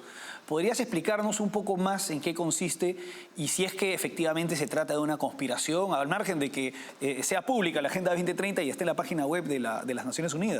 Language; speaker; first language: Spanish; native; Spanish